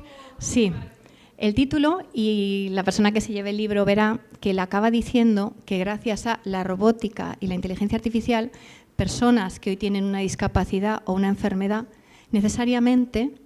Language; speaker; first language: Spanish; native; Spanish